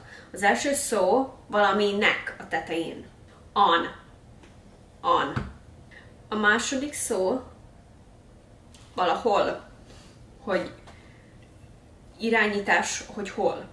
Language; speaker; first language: Hungarian; early bilingual, heritage; Hungarian